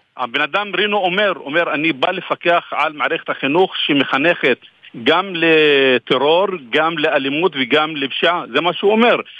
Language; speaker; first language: Hebrew; non-native, local second language; Arabic